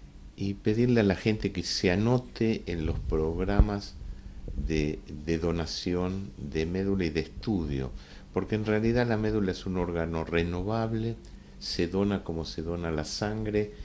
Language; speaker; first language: Spanish; native; Spanish